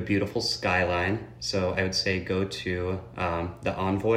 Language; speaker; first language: English; native; English